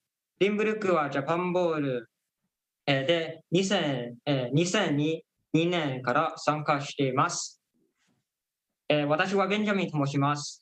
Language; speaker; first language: Japanese; non-native, learner; English